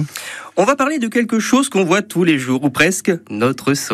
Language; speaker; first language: French; native; French